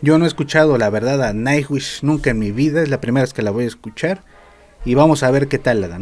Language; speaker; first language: Spanish; native; Spanish